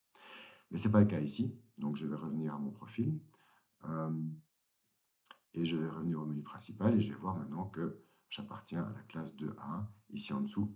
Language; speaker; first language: French; native; French